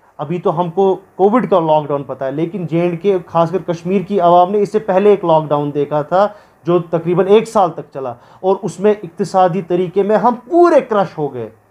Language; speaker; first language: Hindi; non-native, local second language; Kashmiri